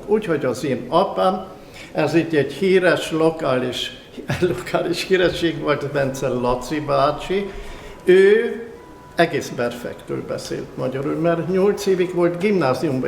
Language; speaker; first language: Hungarian; early bilingual, heritage; German